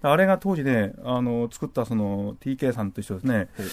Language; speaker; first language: Japanese; native; Japanese